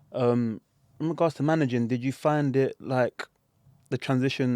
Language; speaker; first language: English; native; English